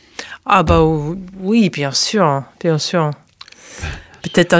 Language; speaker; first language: French; non-native, fluent; English